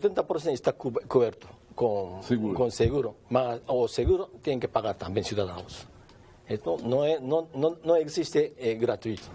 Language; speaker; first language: Portuguese; non-native, learner; Japanese